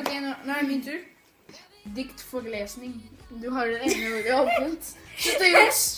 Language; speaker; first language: Norwegian; non-native, fluent; Arabic